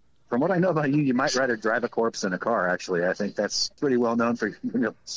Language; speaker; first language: English; native; English